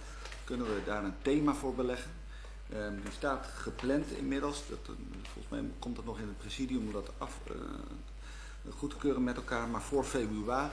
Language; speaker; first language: Dutch; native; Dutch